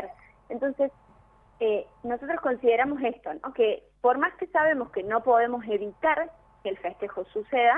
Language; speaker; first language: Spanish; native; Spanish